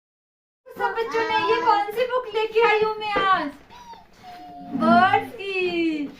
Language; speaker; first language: Hindi; native; Hindi